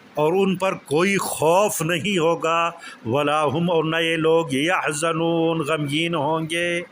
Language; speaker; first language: Urdu; non-native, local second language; Pashto